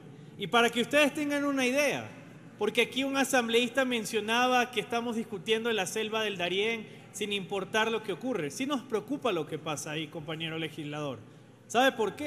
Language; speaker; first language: Spanish; native; Spanish